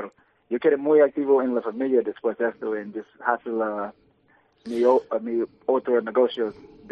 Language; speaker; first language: Spanish; early bilingual, heritage; English